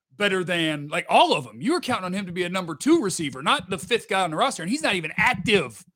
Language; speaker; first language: English; native; English